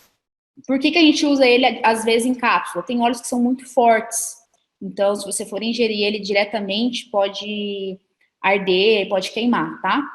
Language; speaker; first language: Portuguese; native; Portuguese